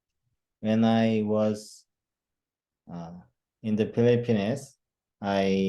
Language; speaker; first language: English; non-native, learner; Korean